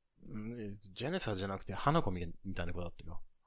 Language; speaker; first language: Japanese; non-native, fluent; English